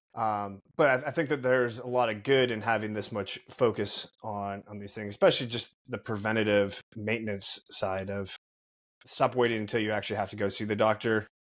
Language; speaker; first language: English; native; English